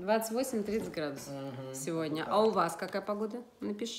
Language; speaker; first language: Russian; native; Russian